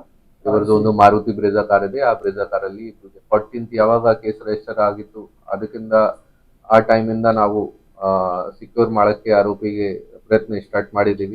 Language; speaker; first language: Kannada; non-native, fluent; Hindi